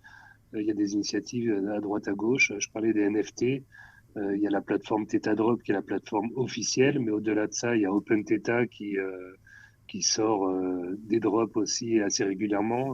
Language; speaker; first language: French; native; French